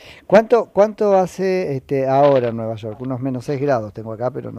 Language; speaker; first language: Spanish; native; Spanish